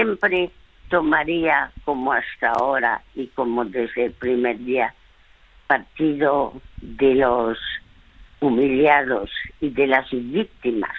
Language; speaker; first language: Spanish; early bilingual, other home language; French